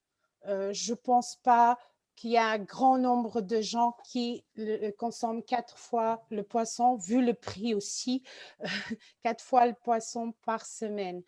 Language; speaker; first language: French; non-native, fluent; Portuguese